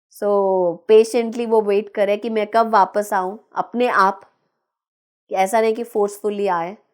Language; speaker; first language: Hindi; non-native, local second language; Telugu